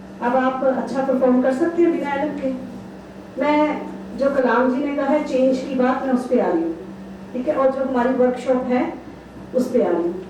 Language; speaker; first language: Hindi; non-native, local second language; Punjabi